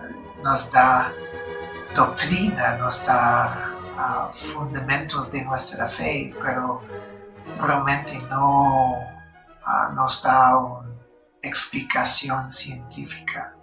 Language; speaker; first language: Spanish; non-native, fluent; English